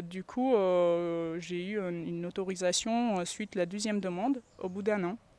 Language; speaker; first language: French; non-native, fluent; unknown